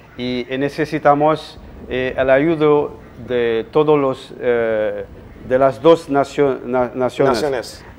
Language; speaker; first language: Spanish; non-native, fluent; Haitian Creole